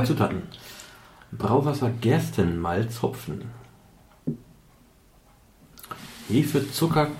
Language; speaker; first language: German; native; German